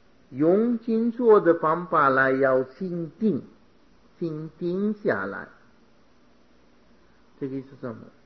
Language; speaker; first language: Chinese; non-native, fluent; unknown